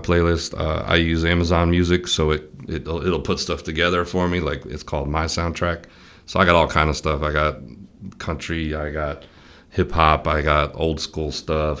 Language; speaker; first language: English; native; English